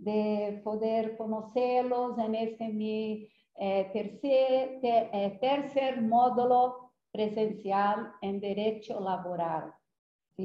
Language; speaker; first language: Spanish; non-native, fluent; Portuguese